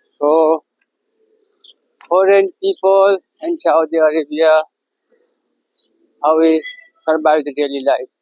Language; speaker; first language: English; non-native, learner; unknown